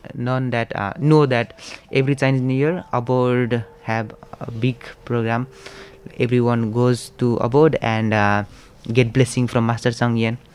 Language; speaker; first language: English; non-native, local second language; Nepali